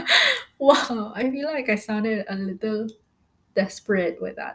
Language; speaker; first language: English; non-native, local second language; Filipino